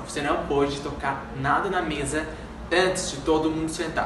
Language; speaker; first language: Portuguese; non-native, fluent; Arabic